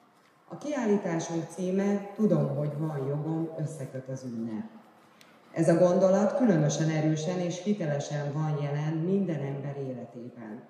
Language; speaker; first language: Hungarian; native; Hungarian